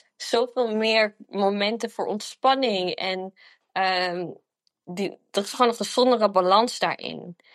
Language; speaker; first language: Dutch; early bilingual, other home language; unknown